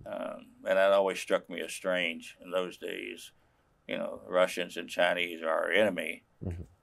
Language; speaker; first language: English; native; English